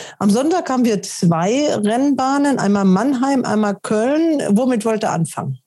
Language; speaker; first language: German; native; German